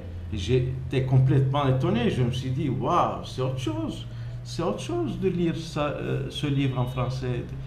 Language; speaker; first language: French; non-native, fluent; Turkish